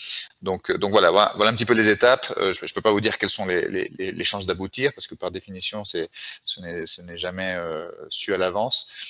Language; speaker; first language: French; native; French